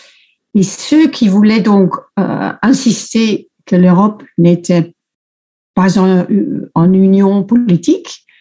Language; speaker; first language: French; non-native, fluent; Dutch